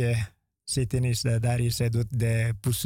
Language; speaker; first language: Dutch; non-native, learner; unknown